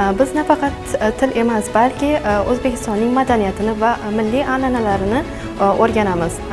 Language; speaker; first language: Uzbek; non-native, fluent; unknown